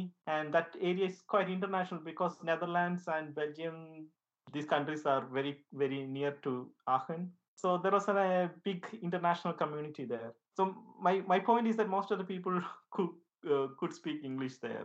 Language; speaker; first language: English; non-native, local second language; Malayalam